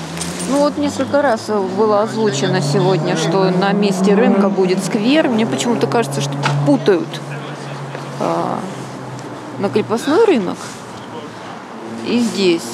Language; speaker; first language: Russian; native; Russian